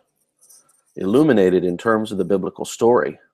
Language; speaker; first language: English; native; English